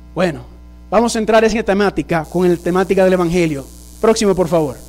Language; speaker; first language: Spanish; early bilingual, heritage; Spanish